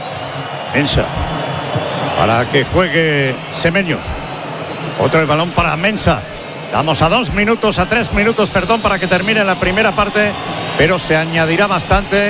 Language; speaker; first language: Spanish; native; Spanish